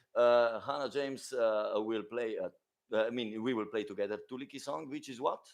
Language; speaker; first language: English; non-native, fluent; Slovenian